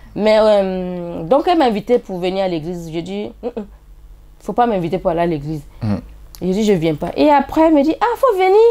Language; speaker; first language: French; non-native, local second language; Dyula